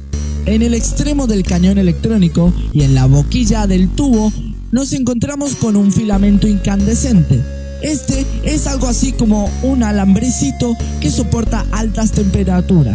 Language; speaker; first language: Spanish; native; Spanish